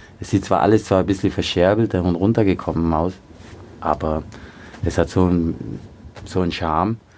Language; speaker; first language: German; early bilingual, other home language; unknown